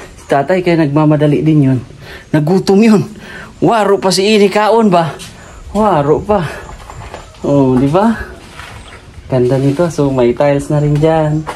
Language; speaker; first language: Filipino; non-native, local second language; Cebuano